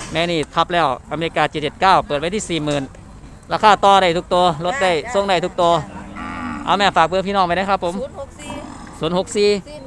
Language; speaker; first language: Thai; non-native, local second language; Northeastern Thai